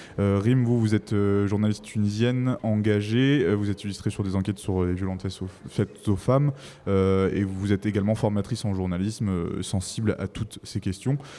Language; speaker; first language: French; native; French